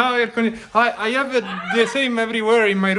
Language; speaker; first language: English; non-native, fluent; Italian